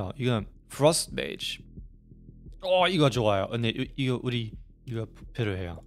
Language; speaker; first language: Korean; non-native, fluent; German